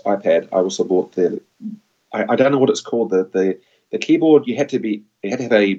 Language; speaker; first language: English; native; English